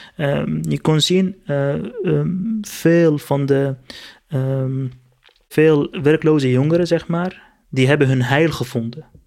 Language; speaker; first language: Dutch; non-native, fluent; Kurdish